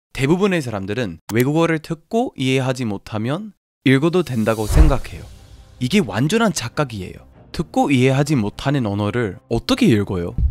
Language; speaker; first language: Korean; non-native, fluent; English